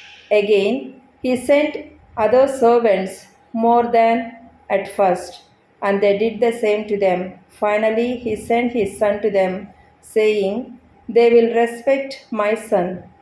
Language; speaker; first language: English; non-native, local second language; Telugu